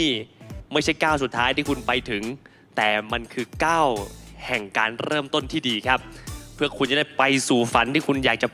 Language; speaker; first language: Thai; native; Thai